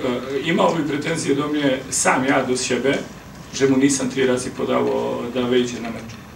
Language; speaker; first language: Polish; non-native, learner; Serbian